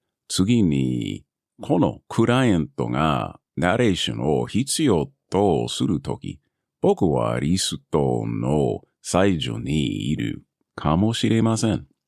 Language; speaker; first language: Japanese; non-native, learner; English